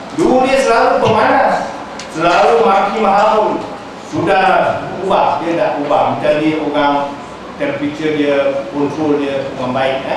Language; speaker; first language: Malay; non-native, local second language; Chinese